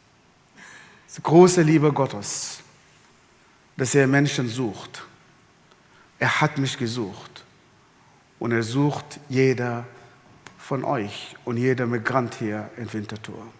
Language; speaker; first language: German; non-native, fluent; Arabic